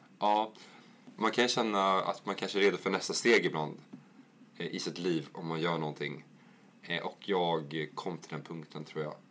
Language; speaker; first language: Swedish; native; Swedish